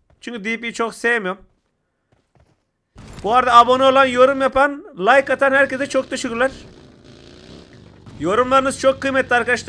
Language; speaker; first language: Turkish; native; Turkish